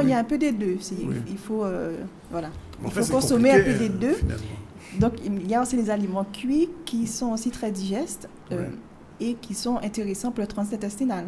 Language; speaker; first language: French; native; French